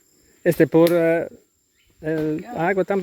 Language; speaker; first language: Spanish; non-native, learner; English